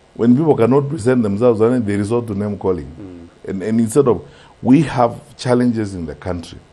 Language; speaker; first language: English; non-native, local second language; Gusii